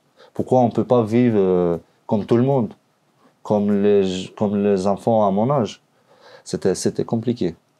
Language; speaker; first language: French; non-native, learner; Albanian